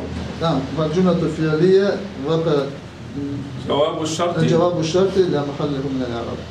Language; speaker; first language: Arabic; non-native, learner; Chechen